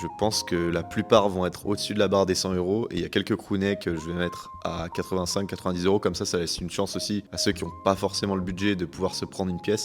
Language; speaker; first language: French; native; French